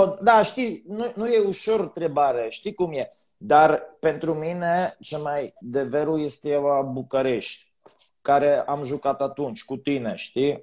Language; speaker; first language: Romanian; non-native, learner; Polish